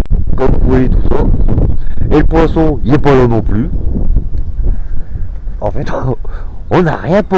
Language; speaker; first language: French; native; French